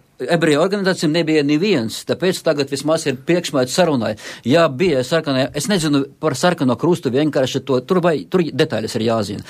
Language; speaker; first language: Latvian; non-native, local second language; Russian